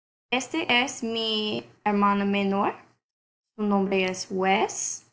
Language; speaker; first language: Spanish; non-native, learner; English